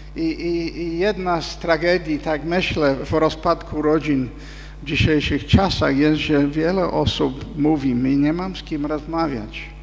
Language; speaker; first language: Polish; non-native, fluent; English